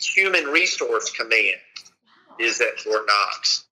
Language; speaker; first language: English; native; English